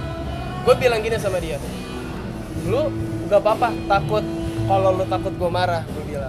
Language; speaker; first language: Indonesian; native; Indonesian